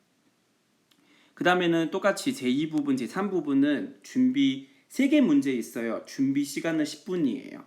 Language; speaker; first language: Korean; non-native, fluent; Chinese